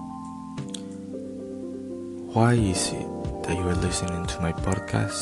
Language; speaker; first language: English; non-native, fluent; Spanish